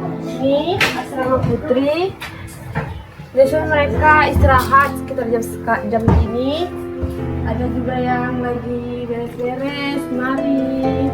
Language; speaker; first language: Indonesian; native; Indonesian